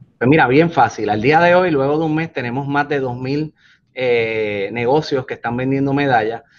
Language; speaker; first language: Spanish; native; Spanish